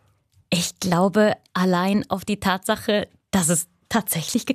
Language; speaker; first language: German; native; German